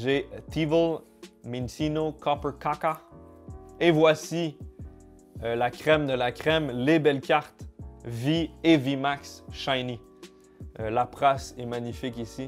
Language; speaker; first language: French; native; French